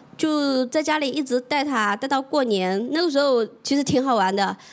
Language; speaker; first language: Chinese; native; Chinese